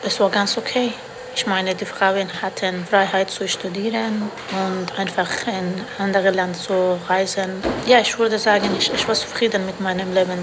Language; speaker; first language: German; non-native, fluent; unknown